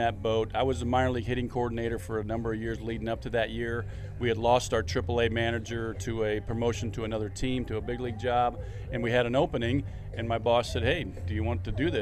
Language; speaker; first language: English; native; English